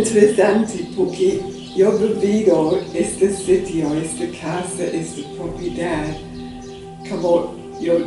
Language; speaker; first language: Spanish; non-native, learner; English